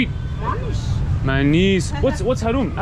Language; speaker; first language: Indonesian; non-native, learner; English